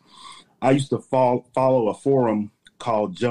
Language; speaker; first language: English; native; English